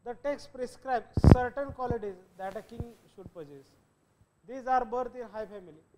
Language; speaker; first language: English; non-native, local second language; Marathi